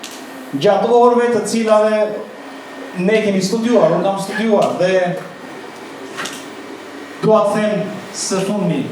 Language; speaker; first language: Albanian; native; Albanian